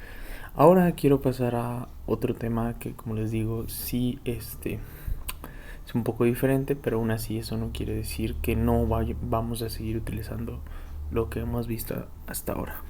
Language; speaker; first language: Spanish; native; Spanish